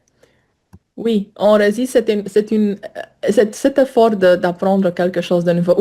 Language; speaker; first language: French; non-native, fluent; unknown